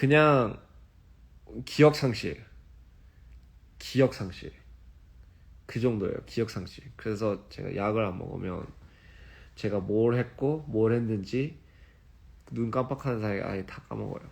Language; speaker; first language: Korean; early bilingual, heritage; English